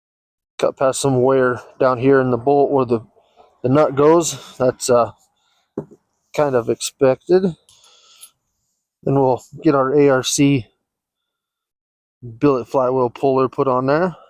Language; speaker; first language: English; native; English